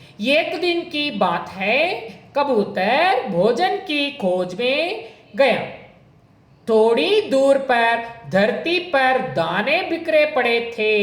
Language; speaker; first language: Hindi; non-native, local second language; Kannada